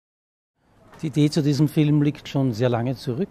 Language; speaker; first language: German; native; German